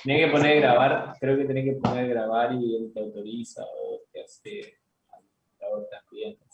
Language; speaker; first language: Spanish; native; Spanish